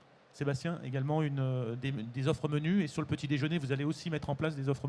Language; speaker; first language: French; native; French